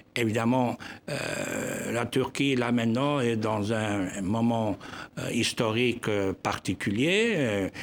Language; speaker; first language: French; non-native, fluent; Spanish